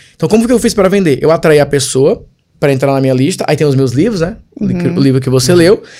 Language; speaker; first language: Portuguese; native; Portuguese